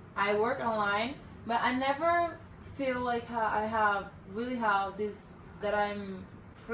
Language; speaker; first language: English; non-native, learner; Portuguese